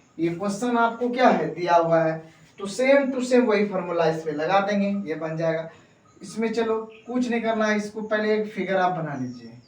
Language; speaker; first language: Hindi; native; Hindi